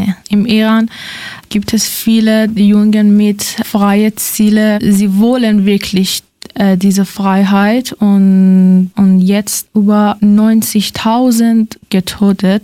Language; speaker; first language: German; non-native, learner; Persian